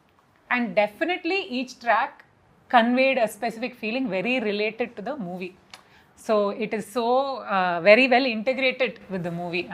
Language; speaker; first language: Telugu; non-native, fluent; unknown